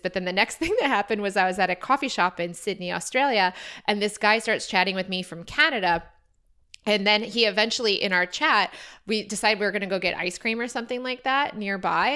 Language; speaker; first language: English; native; English